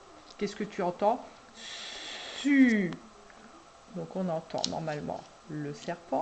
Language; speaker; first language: French; native; French